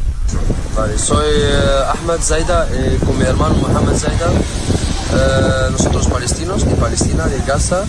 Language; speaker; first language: Spanish; non-native, learner; Arabic